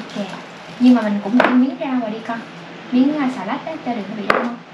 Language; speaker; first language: Japanese; non-native, fluent; Vietnamese